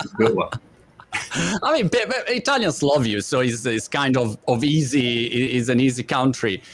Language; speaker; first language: English; non-native, fluent; Italian